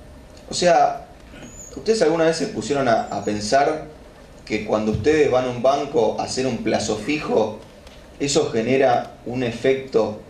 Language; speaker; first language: Spanish; native; Spanish